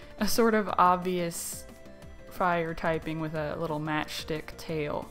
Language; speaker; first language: English; native; English